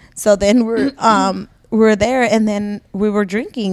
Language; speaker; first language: English; early bilingual, other home language; Spanish